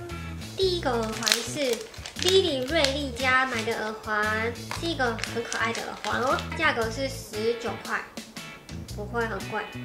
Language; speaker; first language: Chinese; native; Chinese